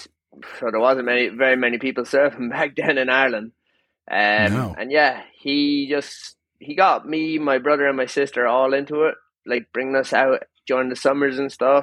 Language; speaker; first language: English; native; English